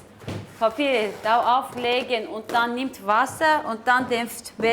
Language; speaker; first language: German; non-native, learner; Turkish